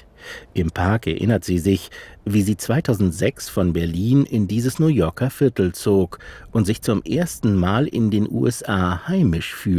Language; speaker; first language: German; native; German